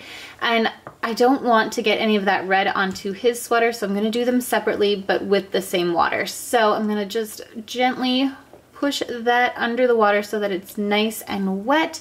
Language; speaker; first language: English; native; English